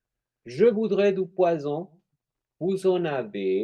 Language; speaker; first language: French; non-native, fluent; Spanish